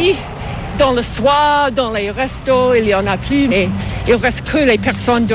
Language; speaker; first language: French; non-native, fluent; English